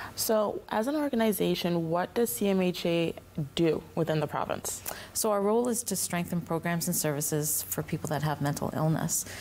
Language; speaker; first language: English; native; English